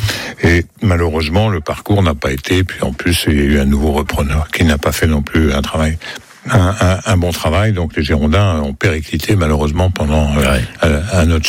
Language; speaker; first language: French; native; French